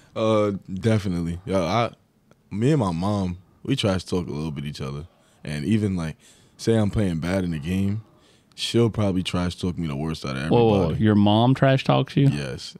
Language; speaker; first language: English; native; English